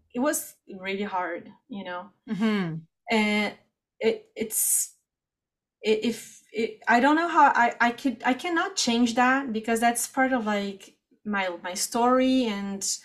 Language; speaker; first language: English; non-native, fluent; Portuguese